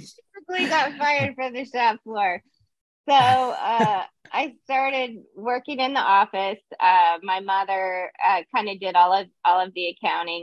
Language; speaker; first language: English; native; English